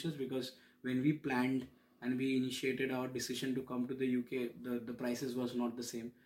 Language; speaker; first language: English; non-native, local second language; Bangla